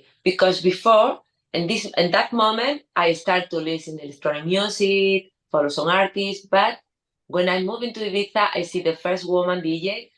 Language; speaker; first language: English; non-native, learner; Spanish